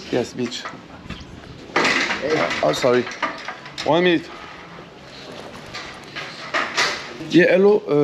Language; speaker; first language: English; non-native, learner; French